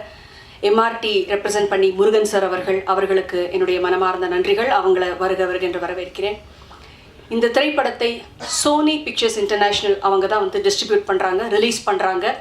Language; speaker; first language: Tamil; native; Tamil